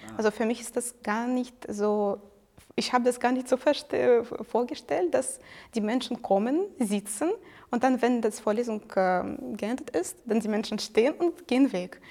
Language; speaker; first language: German; non-native, fluent; Ukrainian